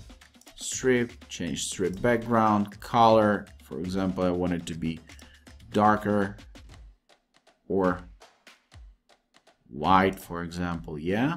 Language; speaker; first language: English; non-native, fluent; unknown